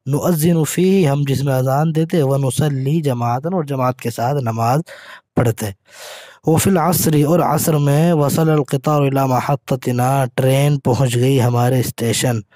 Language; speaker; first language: Urdu; native; Urdu